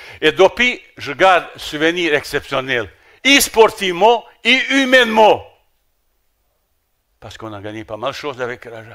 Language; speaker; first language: French; non-native, fluent; Bosnian